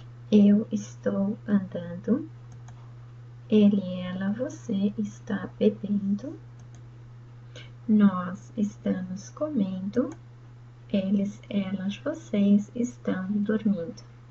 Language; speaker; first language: Portuguese; native; Portuguese